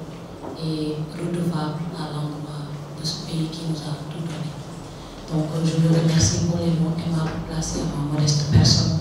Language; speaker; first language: French; non-native, local second language; Wolof